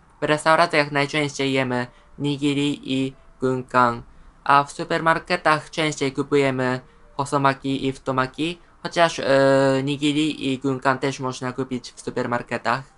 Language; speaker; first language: Polish; non-native, fluent; Japanese